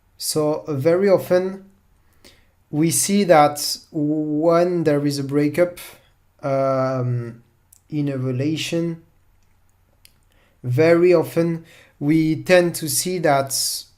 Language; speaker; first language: English; non-native, fluent; French